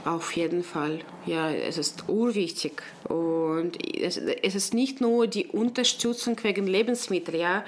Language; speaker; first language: German; non-native, local second language; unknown